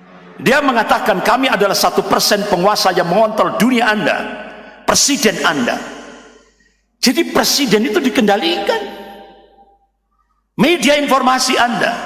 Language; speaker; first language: Indonesian; non-native, local second language; Javanese